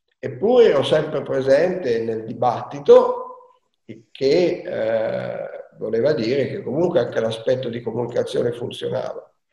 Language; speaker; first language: Italian; native; Italian